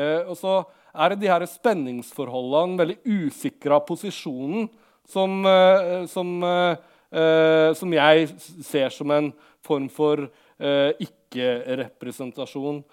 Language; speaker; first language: Norwegian; native; Norwegian